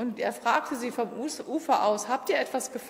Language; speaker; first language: German; native; German